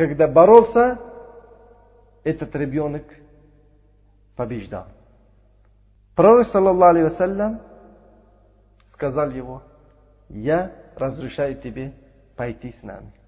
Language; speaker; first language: Russian; non-native, local second language; Uzbek